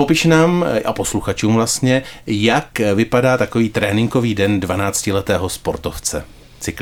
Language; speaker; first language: Czech; native; Czech